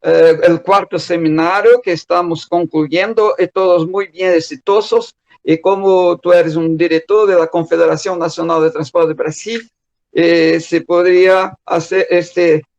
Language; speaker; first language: Spanish; non-native, fluent; Portuguese